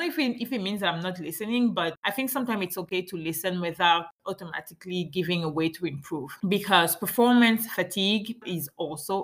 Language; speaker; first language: English; non-native, fluent; French